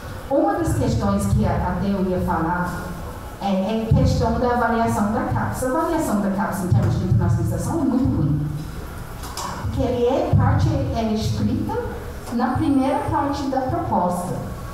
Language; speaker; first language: Portuguese; non-native, fluent; English